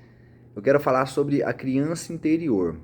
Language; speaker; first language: Portuguese; native; Portuguese